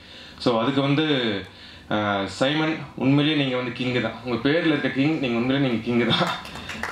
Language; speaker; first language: Tamil; native; Tamil